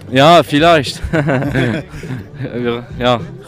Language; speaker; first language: German; non-native, local second language; French